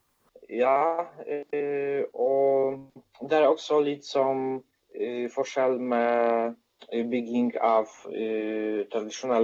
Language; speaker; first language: Norwegian; non-native, fluent; Polish